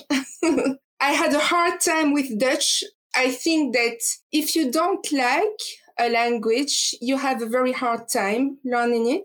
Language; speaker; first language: English; non-native, fluent; French